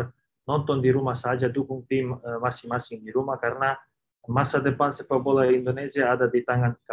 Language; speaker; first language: Indonesian; non-native, fluent; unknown